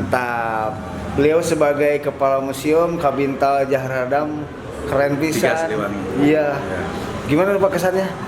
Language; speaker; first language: Indonesian; native; Indonesian